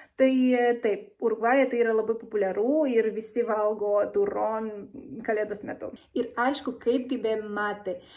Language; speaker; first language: Lithuanian; early bilingual, other home language; Spanish